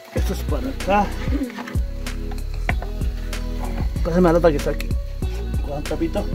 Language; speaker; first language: Spanish; native; Spanish